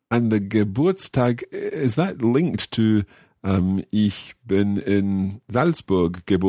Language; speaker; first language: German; non-native, learner; English